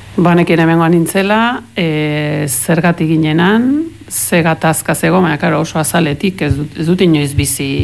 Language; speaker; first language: Basque; early bilingual, heritage; Basque